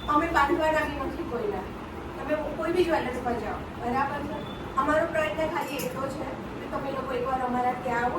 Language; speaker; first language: Gujarati; native; Gujarati